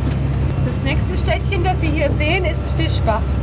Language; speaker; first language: German; native; German